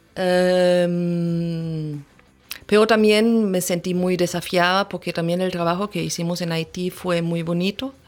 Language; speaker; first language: Spanish; non-native, fluent; German